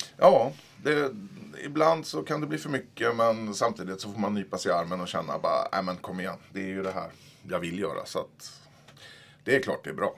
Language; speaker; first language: Swedish; native; Swedish